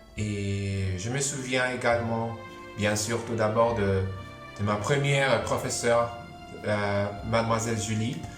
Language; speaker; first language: French; non-native, fluent; Spanish